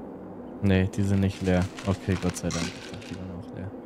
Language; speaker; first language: German; native; German